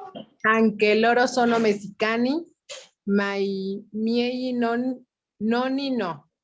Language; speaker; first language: Italian; non-native, learner; Spanish